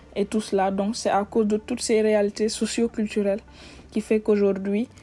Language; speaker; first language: French; non-native, local second language; Wolof